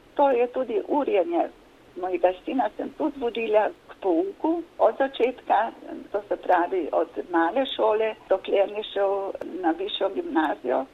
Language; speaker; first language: Slovenian; native; Slovenian